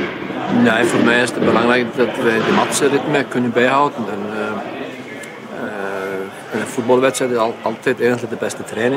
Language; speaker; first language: Dutch; non-native, fluent; Icelandic